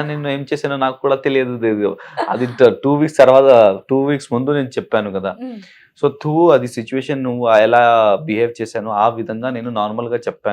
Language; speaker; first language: Telugu; non-native, learner; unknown